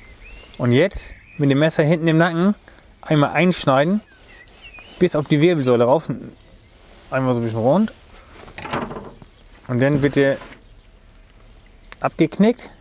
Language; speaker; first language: German; native; German